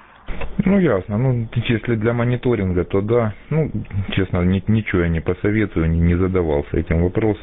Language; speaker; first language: Russian; native; Russian